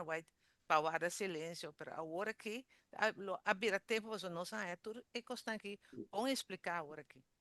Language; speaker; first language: Spanish; non-native, learner; Papiamento